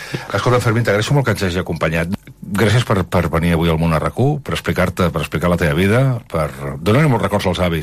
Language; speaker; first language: Catalan; native; Catalan